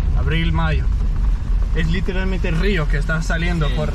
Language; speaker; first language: Spanish; non-native, learner; Danish